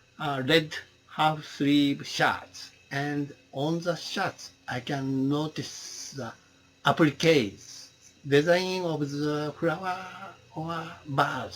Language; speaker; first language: English; non-native, learner; Japanese